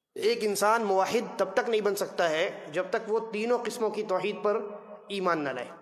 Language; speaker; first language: Urdu; native; Urdu